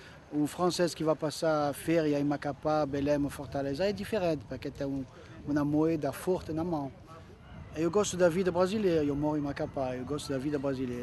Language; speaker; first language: Portuguese; non-native, fluent; French